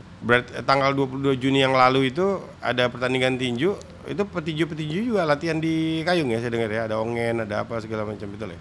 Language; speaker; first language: Indonesian; native; Indonesian